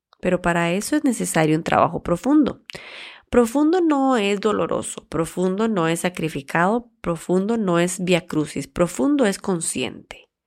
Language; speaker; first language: Spanish; native; Spanish